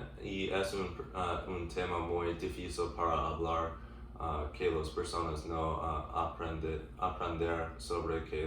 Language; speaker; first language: Spanish; non-native, learner; English